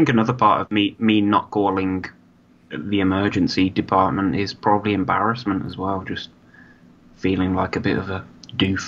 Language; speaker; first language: English; native; English